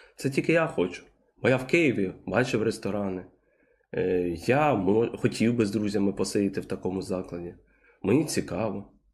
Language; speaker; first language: Ukrainian; native; Ukrainian